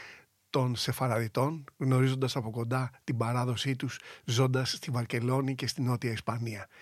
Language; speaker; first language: Greek; native; Greek